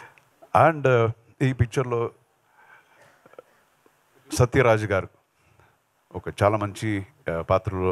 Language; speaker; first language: Telugu; non-native, local second language; Kannada